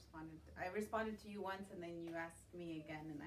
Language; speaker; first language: English; native; English